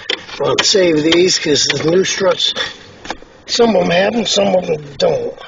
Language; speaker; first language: English; native; English